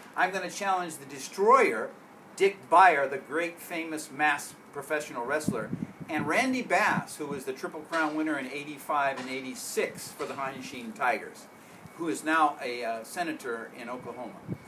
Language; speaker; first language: English; native; English